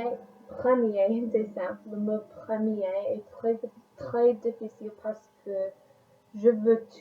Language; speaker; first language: French; non-native, learner; English